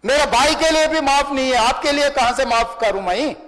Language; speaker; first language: Hindi; non-native, local second language; Telugu